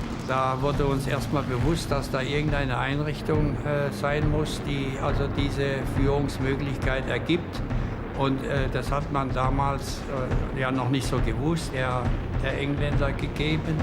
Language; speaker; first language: German; native; German